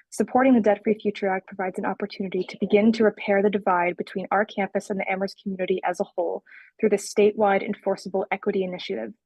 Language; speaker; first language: English; native; English